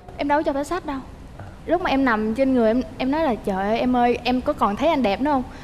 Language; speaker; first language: Vietnamese; native; Vietnamese